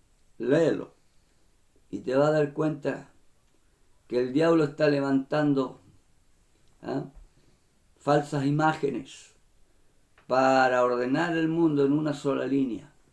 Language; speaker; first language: Spanish; native; Spanish